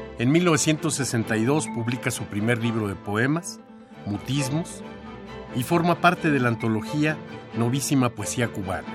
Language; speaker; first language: Spanish; native; Spanish